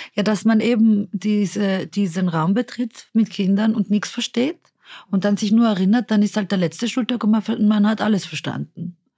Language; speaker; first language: German; early bilingual, other home language; Serbian